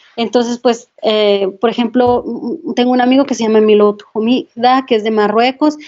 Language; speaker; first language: Spanish; native; Spanish